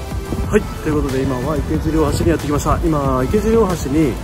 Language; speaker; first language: Japanese; native; Japanese